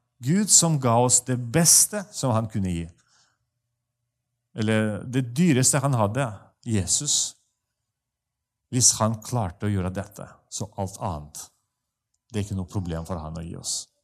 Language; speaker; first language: Norwegian; non-native, fluent; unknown